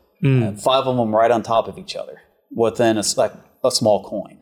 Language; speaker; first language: English; native; English